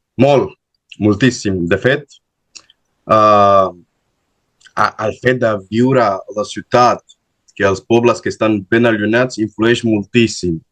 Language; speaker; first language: Catalan; non-native, fluent; Romanian